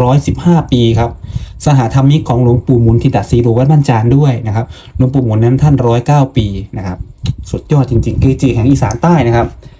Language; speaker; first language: Thai; non-native, local second language; Lao